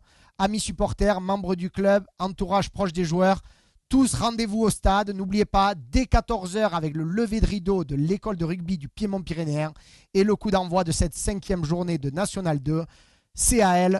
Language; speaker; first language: French; native; French